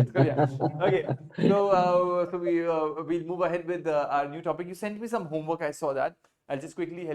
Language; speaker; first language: English; non-native, local second language; Hindi